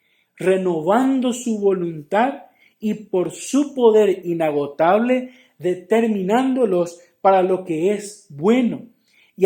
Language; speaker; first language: Spanish; native; Spanish